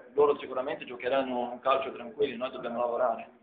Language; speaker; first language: Italian; non-native, fluent; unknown